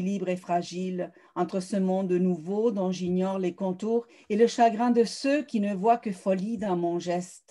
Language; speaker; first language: French; early bilingual, other home language; Spanish